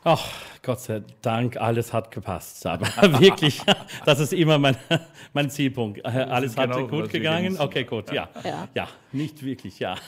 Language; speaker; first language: German; non-native, learner; English